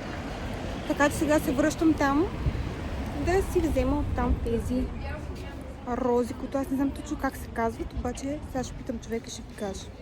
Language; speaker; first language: Bulgarian; native; Bulgarian